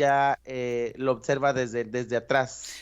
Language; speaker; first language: Spanish; native; Spanish